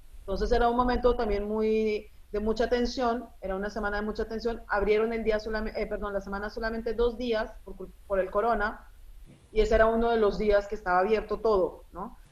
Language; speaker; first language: Spanish; early bilingual, other home language; Arabic